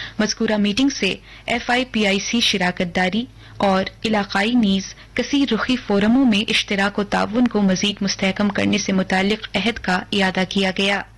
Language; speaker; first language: Urdu; non-native, local second language; Hindi